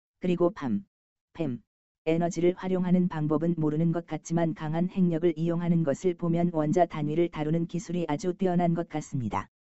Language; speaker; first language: Korean; native; Korean